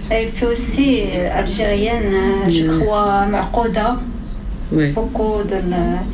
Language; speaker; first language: French; non-native, learner; Arabic